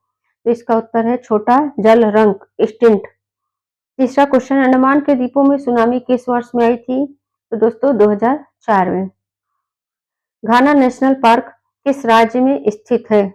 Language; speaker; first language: Hindi; native; Hindi